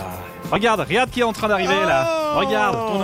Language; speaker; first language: French; native; French